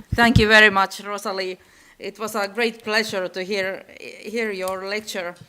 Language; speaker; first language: English; non-native, fluent; Finnish